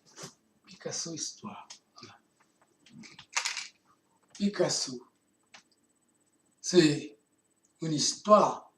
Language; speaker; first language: French; non-native, fluent; Portuguese